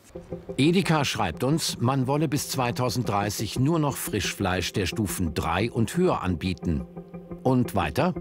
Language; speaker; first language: German; native; German